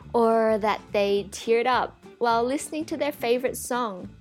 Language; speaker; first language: English; native; English